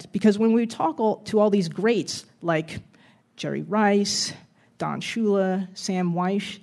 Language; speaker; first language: English; native; English